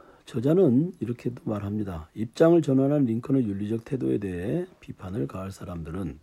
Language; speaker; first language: Korean; native; Korean